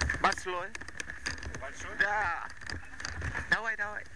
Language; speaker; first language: Russian; non-native, learner; Thai